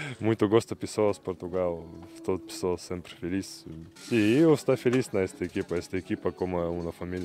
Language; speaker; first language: Portuguese; non-native, learner; Russian